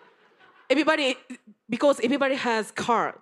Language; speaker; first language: English; non-native, learner; Japanese